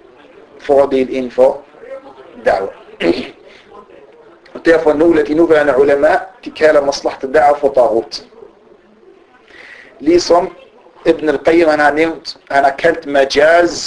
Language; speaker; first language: Danish; early bilingual, other home language; Arabic